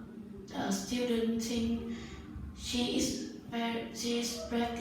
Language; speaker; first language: English; non-native, learner; Vietnamese